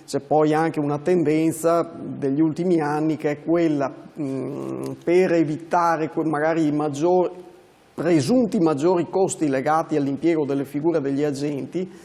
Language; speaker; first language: Italian; native; Italian